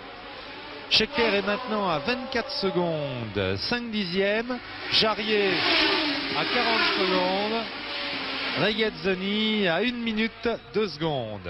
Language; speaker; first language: French; native; French